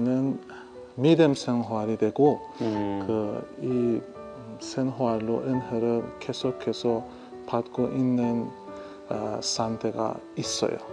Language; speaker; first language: Korean; non-native, learner; Persian